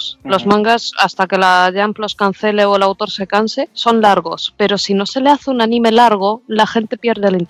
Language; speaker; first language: Spanish; native; Spanish